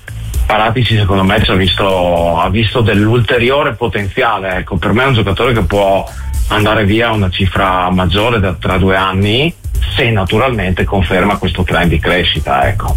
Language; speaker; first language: Italian; native; Italian